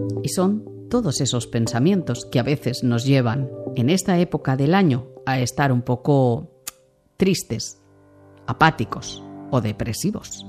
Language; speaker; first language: Spanish; native; Spanish